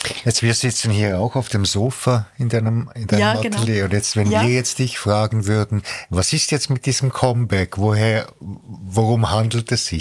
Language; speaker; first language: German; native; German